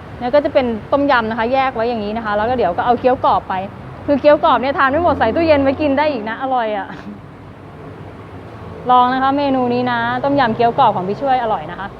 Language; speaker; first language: Thai; native; Thai